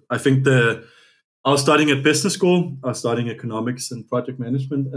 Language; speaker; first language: English; non-native, fluent; Danish